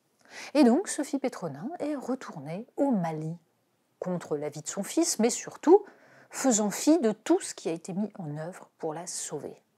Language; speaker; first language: French; native; French